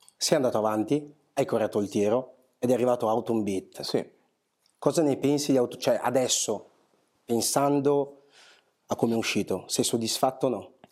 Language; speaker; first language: Italian; early bilingual, other home language; Portuguese